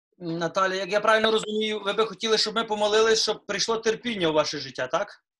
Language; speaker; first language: Ukrainian; native; Ukrainian